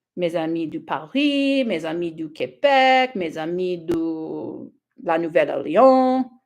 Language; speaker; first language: French; non-native, learner; English